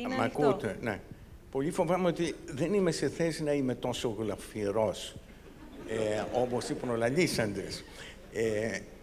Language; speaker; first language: Greek; native; Greek